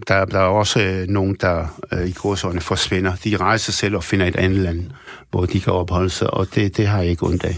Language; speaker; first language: Danish; early bilingual, other home language; Arabic